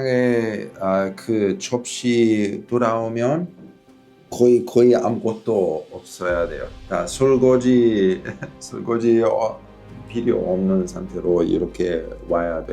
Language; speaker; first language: Korean; non-native, learner; Italian